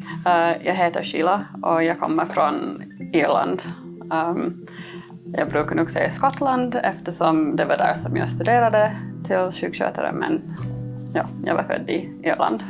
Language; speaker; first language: Swedish; non-native, fluent; English